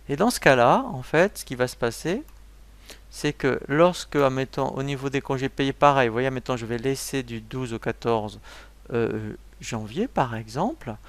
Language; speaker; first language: French; native; French